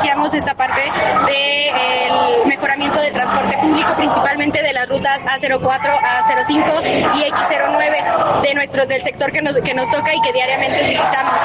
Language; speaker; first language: Spanish; native; Spanish